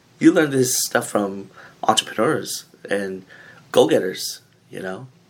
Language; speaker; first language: English; early bilingual, other home language; Filipino